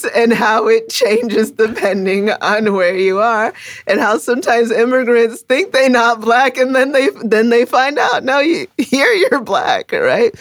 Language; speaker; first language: English; early bilingual, other home language; Akan